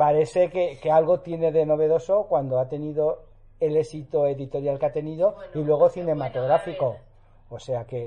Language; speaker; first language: Spanish; native; Spanish